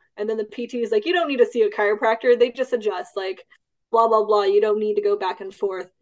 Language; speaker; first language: English; early bilingual, other home language; Cantonese